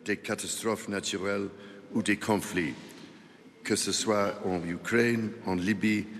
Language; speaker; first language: French; non-native, fluent; English